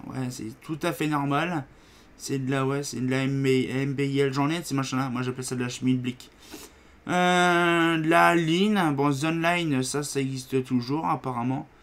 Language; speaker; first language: French; native; French